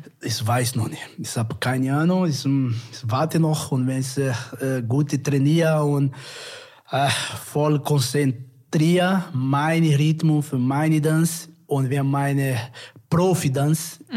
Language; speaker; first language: German; non-native, learner; Portuguese